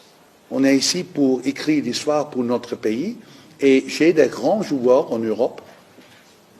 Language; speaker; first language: French; non-native, fluent; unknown